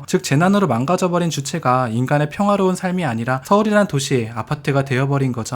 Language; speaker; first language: Korean; native; Korean